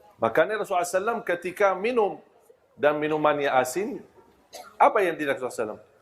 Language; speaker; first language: Malay; non-native, fluent; Arabic